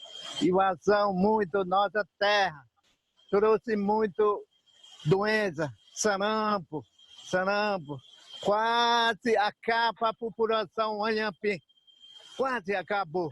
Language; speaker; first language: Portuguese; non-native, local second language; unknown